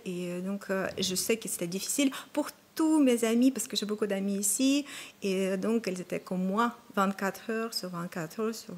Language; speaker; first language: French; non-native, fluent; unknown